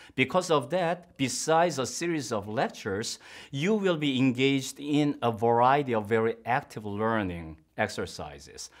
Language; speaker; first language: English; non-native, fluent; Korean